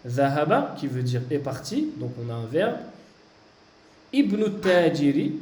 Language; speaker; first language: French; native; French